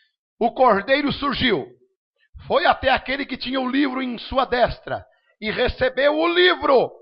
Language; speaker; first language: Portuguese; native; Portuguese